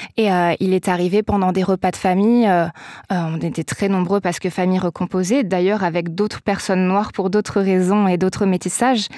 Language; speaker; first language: French; native; French